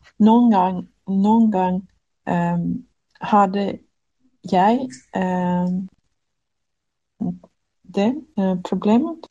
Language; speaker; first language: Danish; non-native, learner; Swedish